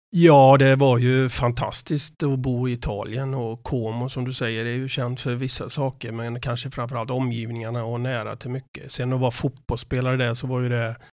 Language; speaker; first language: Swedish; native; Swedish